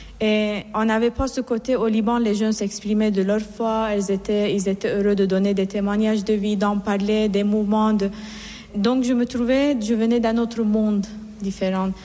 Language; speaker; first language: French; non-native, fluent; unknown